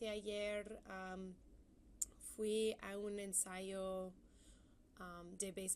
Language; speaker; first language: Spanish; non-native, fluent; English